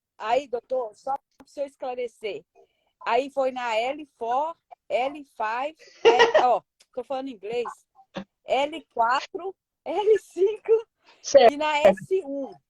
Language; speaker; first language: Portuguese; native; Portuguese